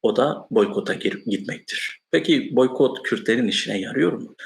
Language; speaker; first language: Turkish; non-native, local second language; Kurdish